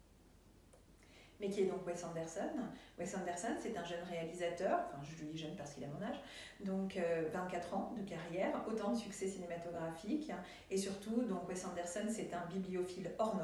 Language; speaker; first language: French; native; French